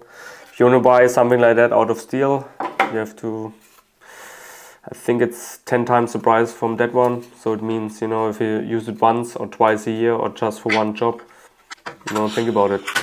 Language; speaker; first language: English; non-native, fluent; German